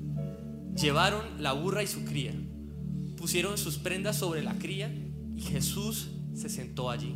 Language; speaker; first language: Spanish; native; Spanish